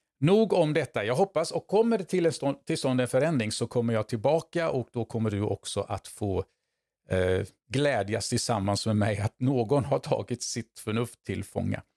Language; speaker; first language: Swedish; native; Swedish